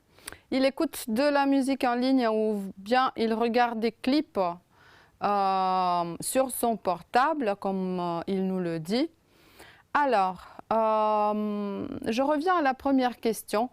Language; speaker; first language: French; non-native, fluent; Romanian